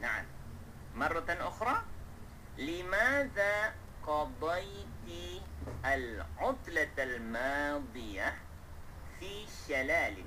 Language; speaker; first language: Arabic; non-native, fluent; Malay